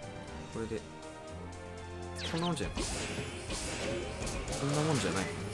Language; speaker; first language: Japanese; native; Japanese